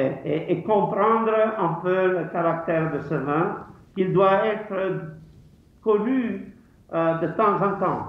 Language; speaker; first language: French; non-native, fluent; Italian